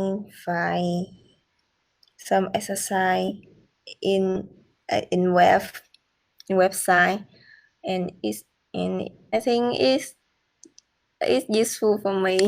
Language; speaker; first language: English; non-native, learner; Vietnamese